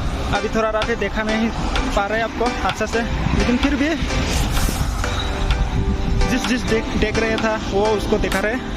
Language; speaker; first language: Hindi; non-native, local second language; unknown